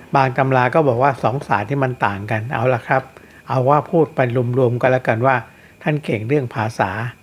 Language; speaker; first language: Thai; native; Thai